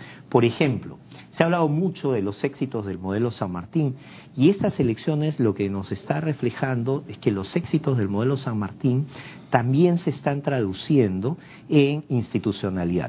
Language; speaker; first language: Spanish; native; Spanish